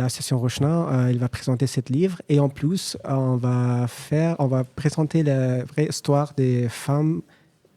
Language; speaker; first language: French; non-native, learner; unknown